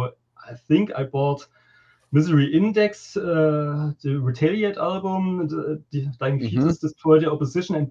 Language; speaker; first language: English; non-native, fluent; German